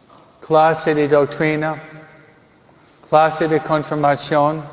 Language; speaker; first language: Spanish; non-native, fluent; French